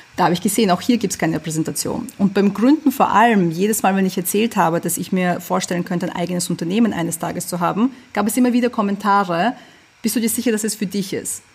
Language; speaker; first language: German; early bilingual, other home language; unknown